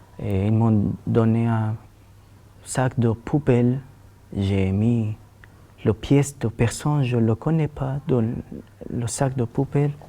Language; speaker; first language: French; non-native, learner; Arabic